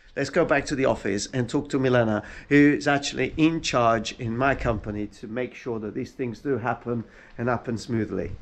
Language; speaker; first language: English; non-native, fluent; Italian